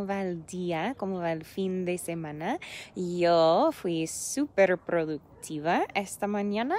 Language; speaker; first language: Spanish; non-native, fluent; English